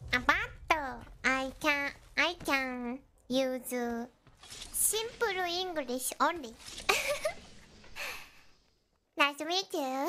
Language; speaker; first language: English; non-native, learner; Japanese